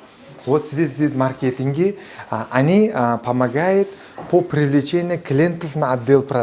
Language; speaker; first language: Russian; non-native, local second language; Uzbek